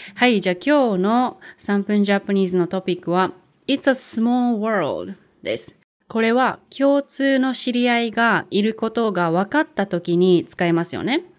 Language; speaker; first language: Japanese; native; Japanese